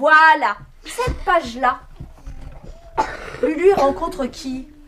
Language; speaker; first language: French; native; French